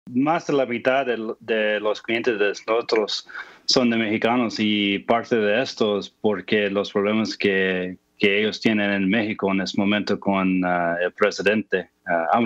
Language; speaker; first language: Spanish; non-native, fluent; English